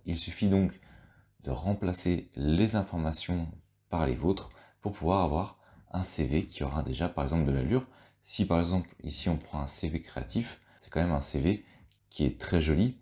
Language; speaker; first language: French; native; French